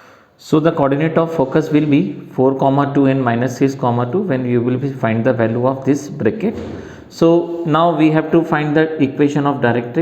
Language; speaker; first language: English; non-native, local second language; Hindi